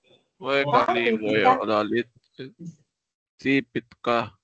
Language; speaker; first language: Finnish; non-native, learner; Hindi